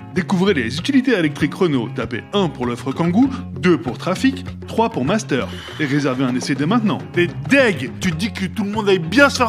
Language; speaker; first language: French; native; French